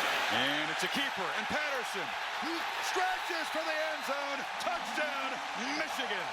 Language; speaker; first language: English; native; English